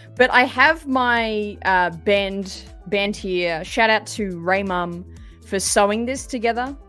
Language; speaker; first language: English; native; English